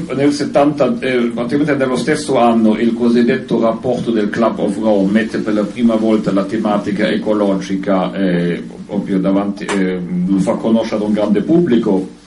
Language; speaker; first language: Italian; non-native, fluent; German